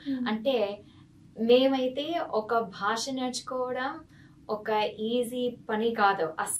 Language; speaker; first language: Telugu; non-native, fluent; English